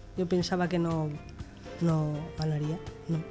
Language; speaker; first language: Catalan; non-native, local second language; Spanish